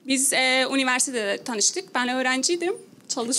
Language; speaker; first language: Turkish; non-native, learner; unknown